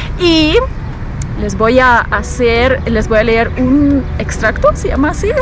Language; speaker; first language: Spanish; non-native, fluent; Russian